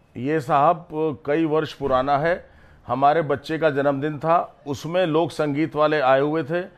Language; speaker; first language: Hindi; native; Hindi